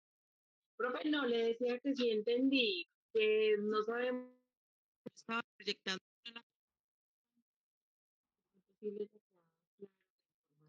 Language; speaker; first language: Spanish; native; Spanish